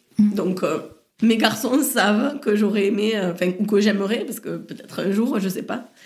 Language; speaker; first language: French; native; French